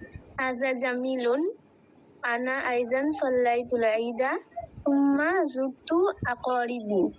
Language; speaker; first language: Arabic; non-native, learner; Bangla